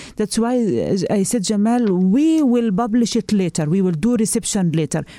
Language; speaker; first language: English; non-native, learner; Arabic